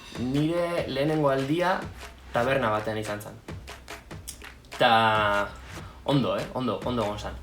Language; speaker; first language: Basque; non-native, local second language; Spanish